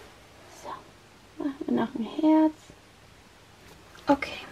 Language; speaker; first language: German; native; German